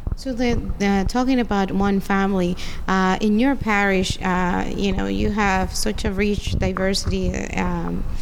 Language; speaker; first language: English; non-native, fluent; Spanish